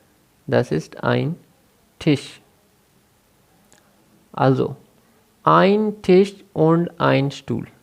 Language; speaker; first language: German; non-native, fluent; Urdu